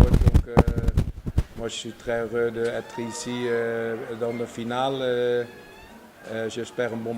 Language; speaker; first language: French; non-native, fluent; Dutch